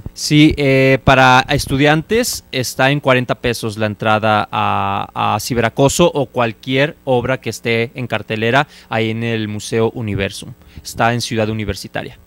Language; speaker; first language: Spanish; native; Spanish